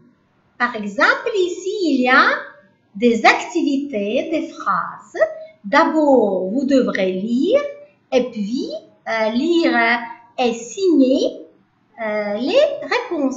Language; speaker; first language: French; non-native, learner; Uzbek